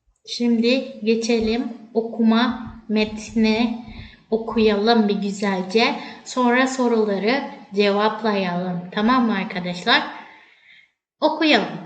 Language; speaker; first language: Turkish; non-native, fluent; Indonesian